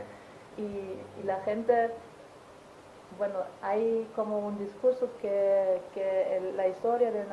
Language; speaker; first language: Spanish; non-native, fluent; German